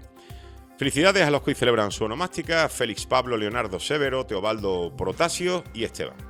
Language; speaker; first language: Spanish; native; Spanish